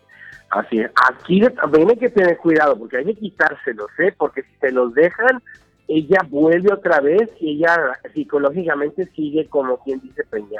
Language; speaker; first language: Spanish; native; Spanish